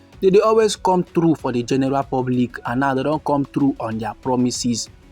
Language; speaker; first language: Nigerian Pidgin; native; Nigerian Pidgin